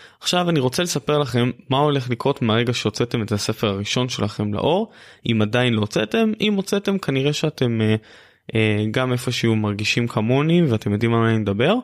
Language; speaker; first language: Hebrew; native; Hebrew